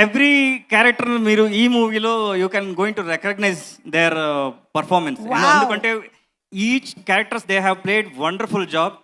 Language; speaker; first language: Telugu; non-native, learner; Kannada